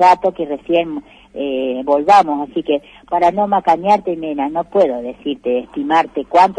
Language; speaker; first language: Spanish; native; Spanish